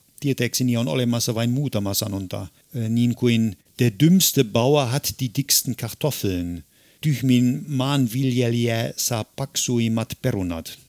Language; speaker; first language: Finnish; non-native, fluent; German